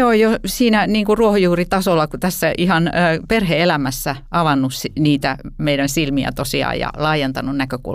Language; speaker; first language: Finnish; native; Finnish